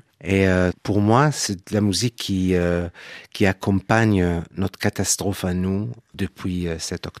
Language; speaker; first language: French; non-native, fluent; Hebrew